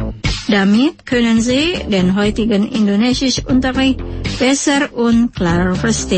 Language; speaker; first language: German; non-native, fluent; Indonesian